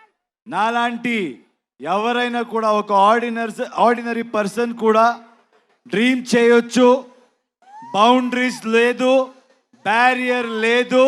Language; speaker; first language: Telugu; non-native, learner; Kannada